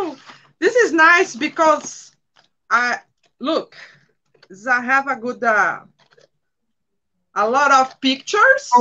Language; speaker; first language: English; non-native, learner; Portuguese